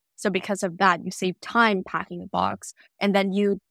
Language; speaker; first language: English; non-native, fluent; Vietnamese